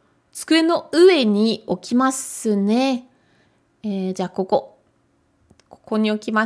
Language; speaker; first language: Japanese; non-native, fluent; French